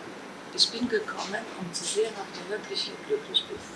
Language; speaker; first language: German; non-native, fluent; Polish